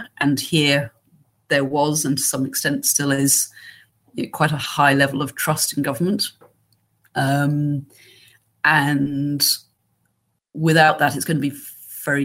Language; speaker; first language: English; native; English